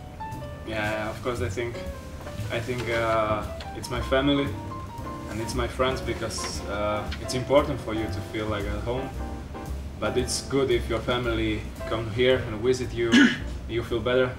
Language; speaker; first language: English; non-native, learner; Slovak